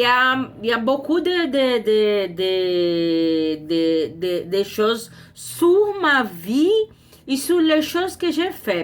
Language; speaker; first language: French; non-native, learner; Portuguese